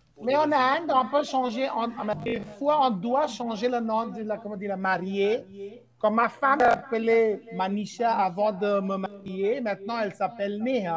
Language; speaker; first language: French; non-native, fluent; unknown